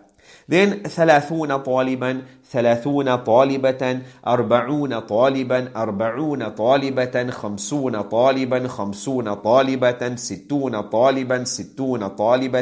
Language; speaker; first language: Arabic; non-native, fluent; English